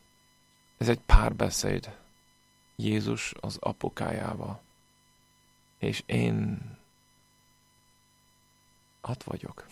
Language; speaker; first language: Hungarian; non-native, fluent; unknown